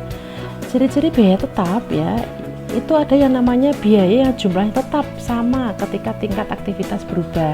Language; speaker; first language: Indonesian; native; Indonesian